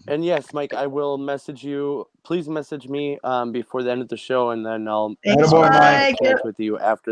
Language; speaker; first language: English; native; English